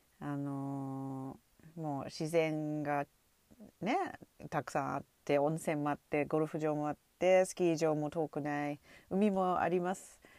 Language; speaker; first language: Japanese; non-native, fluent; English